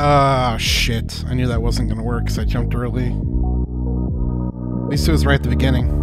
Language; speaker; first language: English; native; English